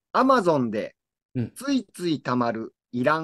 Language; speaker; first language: Japanese; native; Japanese